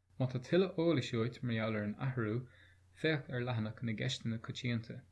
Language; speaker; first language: Irish; native; Irish